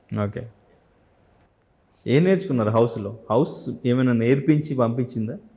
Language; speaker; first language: Telugu; native; Telugu